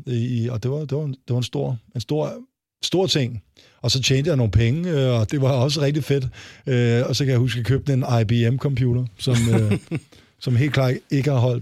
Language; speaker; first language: Danish; native; Danish